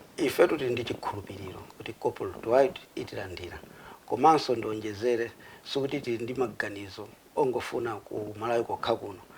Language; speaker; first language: Nyanja; non-native, local second language; Tumbuka